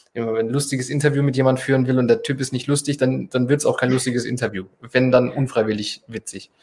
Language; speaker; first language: German; non-native, fluent; Spanish